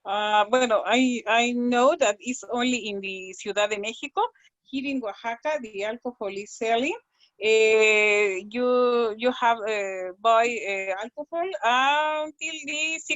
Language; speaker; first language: English; non-native, learner; Spanish